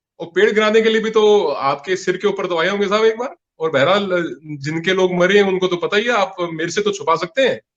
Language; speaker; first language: Hindi; non-native, local second language; Punjabi